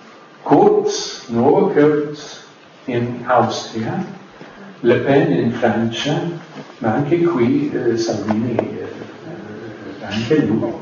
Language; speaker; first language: Italian; non-native, fluent; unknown